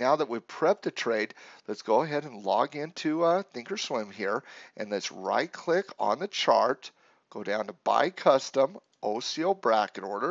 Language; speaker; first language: English; native; English